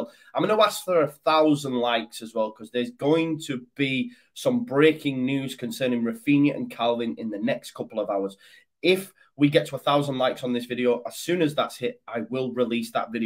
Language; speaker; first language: English; native; English